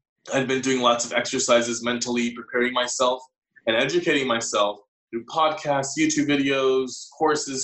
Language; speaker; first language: English; native; English